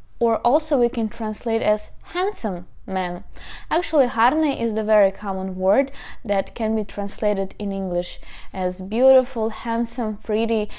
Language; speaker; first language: English; non-native, fluent; Ukrainian